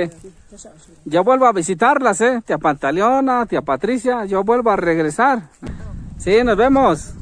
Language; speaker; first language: Spanish; native; Spanish